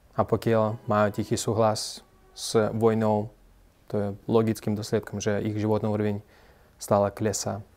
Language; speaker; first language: Slovak; non-native, fluent; Russian